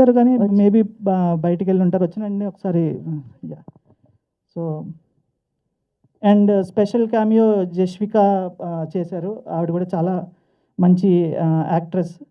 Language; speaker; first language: Telugu; native; Telugu